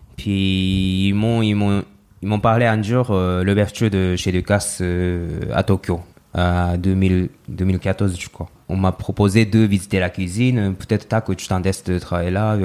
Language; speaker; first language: French; non-native, fluent; Japanese